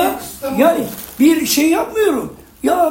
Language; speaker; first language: Turkish; native; Turkish